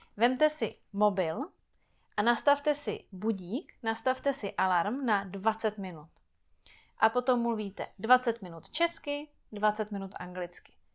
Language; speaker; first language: Czech; native; Czech